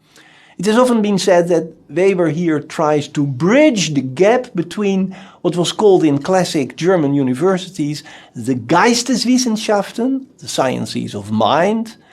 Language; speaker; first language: English; non-native, fluent; Dutch